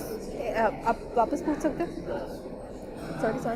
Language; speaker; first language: Hindi; native; Hindi